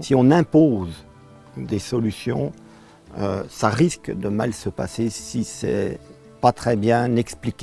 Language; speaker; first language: French; native; French